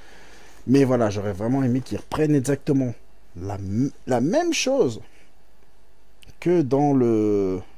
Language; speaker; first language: French; native; French